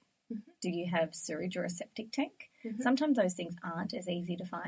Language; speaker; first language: English; native; English